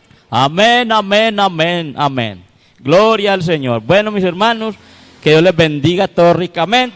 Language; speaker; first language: Spanish; native; Spanish